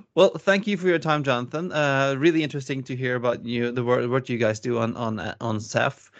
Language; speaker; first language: English; non-native, fluent; Norwegian